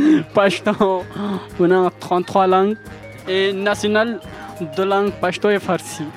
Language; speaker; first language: French; non-native, learner; Pashto